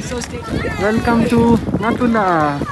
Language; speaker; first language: English; non-native, local second language; Telugu